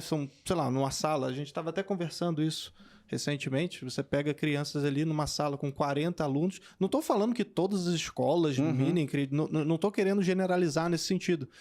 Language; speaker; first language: Portuguese; native; Portuguese